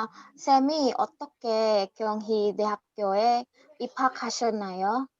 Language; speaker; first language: Korean; non-native, learner; Indonesian